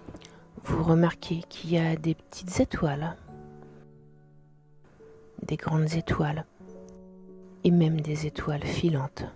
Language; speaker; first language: French; native; French